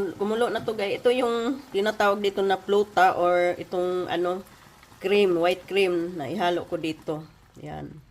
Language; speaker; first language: Filipino; non-native, local second language; Cebuano